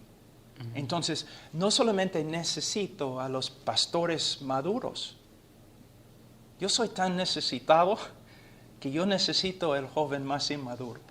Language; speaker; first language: Spanish; non-native, fluent; English